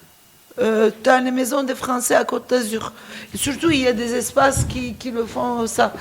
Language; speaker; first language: French; non-native, fluent; Turkish